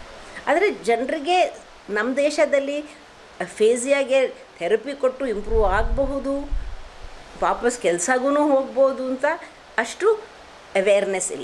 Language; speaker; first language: Kannada; non-native, local second language; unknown